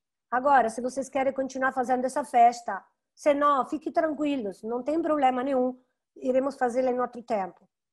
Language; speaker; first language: Portuguese; non-native, fluent; Italian